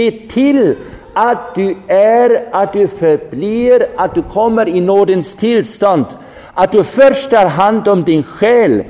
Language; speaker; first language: Swedish; non-native, fluent; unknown